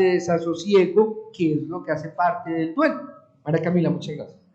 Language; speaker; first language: Spanish; native; Spanish